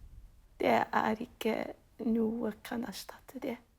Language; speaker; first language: Norwegian; non-native, fluent; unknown